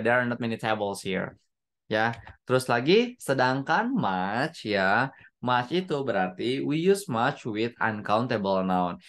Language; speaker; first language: English; non-native, fluent; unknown